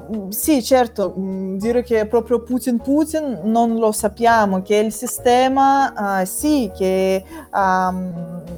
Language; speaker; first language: Italian; non-native, fluent; Russian